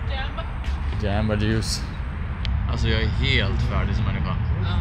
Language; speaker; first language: Swedish; native; Swedish